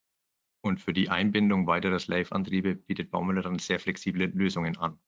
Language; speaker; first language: German; native; German